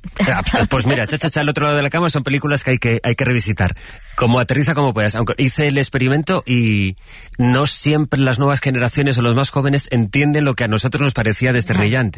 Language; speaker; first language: Spanish; native; Spanish